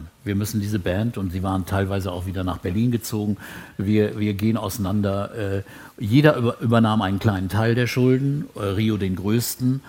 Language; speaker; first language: German; native; German